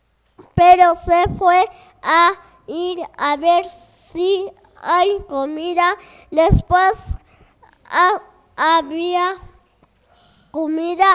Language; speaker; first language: Spanish; non-native, local second language; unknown